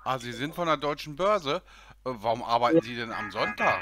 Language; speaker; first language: German; native; German